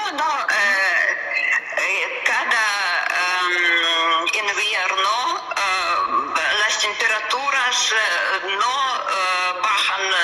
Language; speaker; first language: Spanish; non-native, learner; Russian